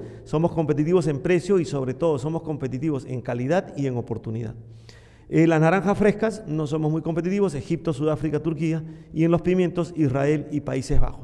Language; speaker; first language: Spanish; native; Spanish